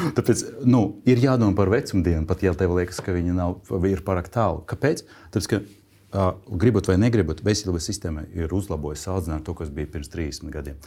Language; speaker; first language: Latvian; non-native, local second language; Russian